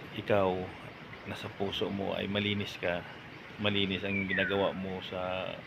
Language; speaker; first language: Filipino; non-native, local second language; Hiligaynon